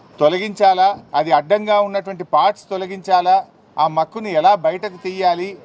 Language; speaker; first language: Telugu; native; Telugu